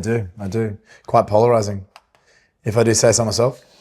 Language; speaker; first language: English; native; English